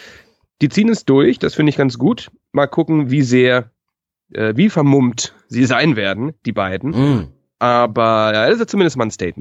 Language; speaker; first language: German; native; German